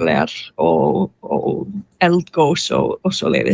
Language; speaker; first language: Icelandic; non-native, fluent; English